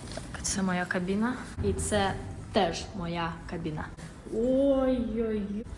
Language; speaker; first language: Ukrainian; non-native, local second language; Russian